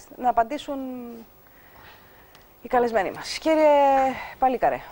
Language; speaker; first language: Greek; native; Greek